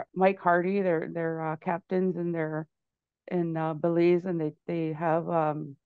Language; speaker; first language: English; native; English